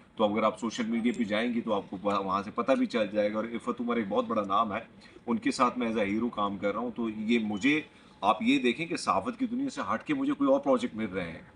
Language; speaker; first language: Urdu; non-native, local second language; Pashto